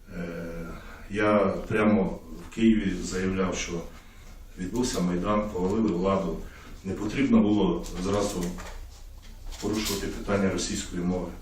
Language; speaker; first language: Ukrainian; native; Ukrainian